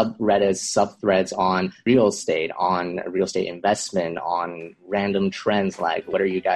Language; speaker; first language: English; native; English